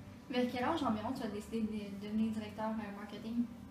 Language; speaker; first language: French; native; French